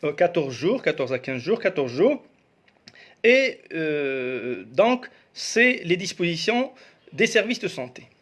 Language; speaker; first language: French; non-native, local second language; Arabic